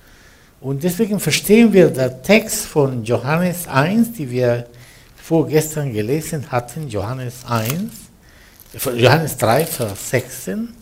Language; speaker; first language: German; non-native, fluent; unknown